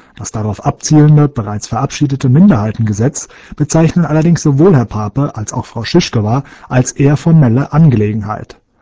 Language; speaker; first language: German; native; German